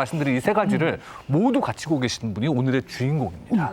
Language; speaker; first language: Korean; native; Korean